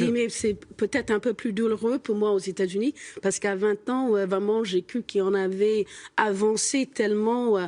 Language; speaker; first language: French; non-native, fluent; English